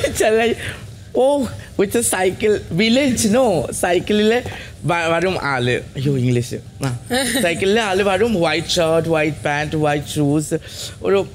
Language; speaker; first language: Malayalam; non-native, fluent; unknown